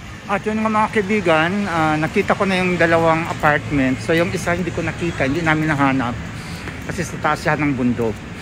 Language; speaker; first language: Filipino; native; Filipino